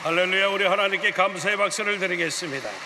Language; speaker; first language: Korean; native; Korean